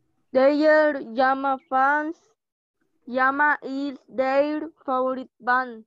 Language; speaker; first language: English; non-native, learner; Spanish